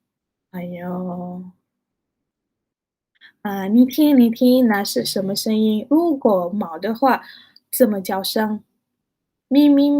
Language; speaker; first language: Chinese; non-native, fluent; Malay